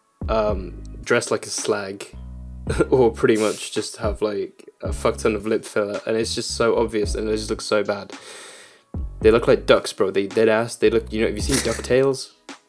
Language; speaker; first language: English; native; English